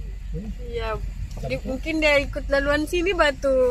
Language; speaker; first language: Indonesian; non-native, local second language; Malay